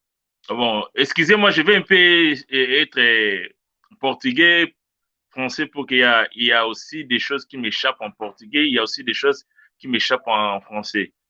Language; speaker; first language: French; non-native, local second language; Luba-Lulua